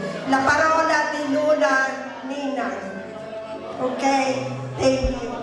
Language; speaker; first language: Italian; non-native, learner; Filipino